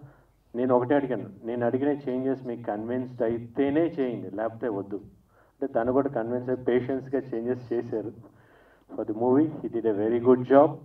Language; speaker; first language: Telugu; native; Telugu